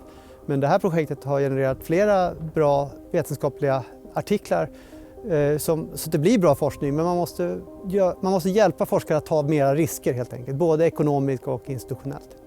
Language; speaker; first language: Swedish; native; Swedish